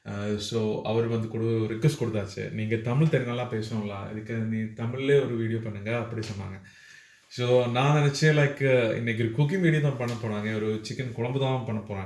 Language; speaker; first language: Tamil; non-native, learner; Malayalam